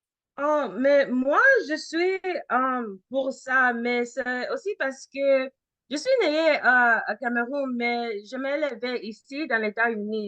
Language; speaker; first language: French; early bilingual, heritage; French